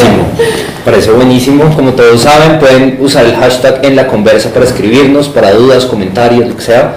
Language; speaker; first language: Spanish; native; Spanish